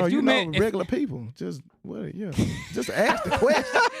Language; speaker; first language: English; native; English